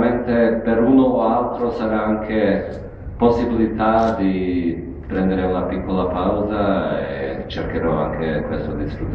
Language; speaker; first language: Italian; non-native, fluent; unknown